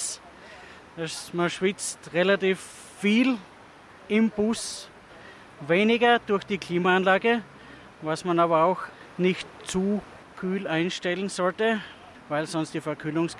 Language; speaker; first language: German; native; German